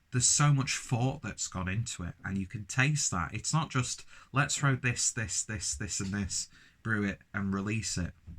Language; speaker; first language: English; native; English